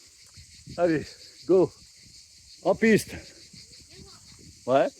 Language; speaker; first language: French; native; French